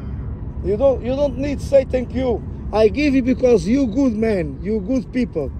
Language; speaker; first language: English; non-native, learner; Portuguese